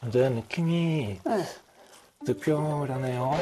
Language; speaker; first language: Korean; non-native, learner; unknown